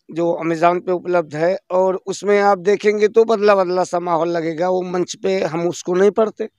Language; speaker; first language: Hindi; native; Hindi